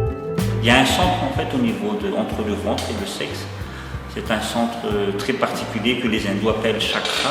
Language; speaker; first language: French; non-native, local second language; Malagasy